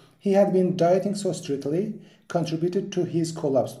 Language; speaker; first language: English; non-native, fluent; Azerbaijani